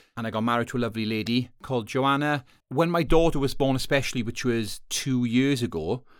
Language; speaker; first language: English; native; English